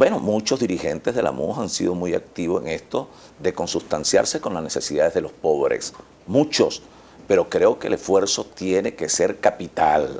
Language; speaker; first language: Spanish; native; Spanish